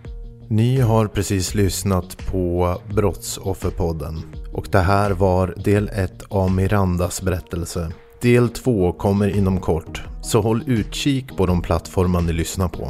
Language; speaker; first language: Swedish; native; Swedish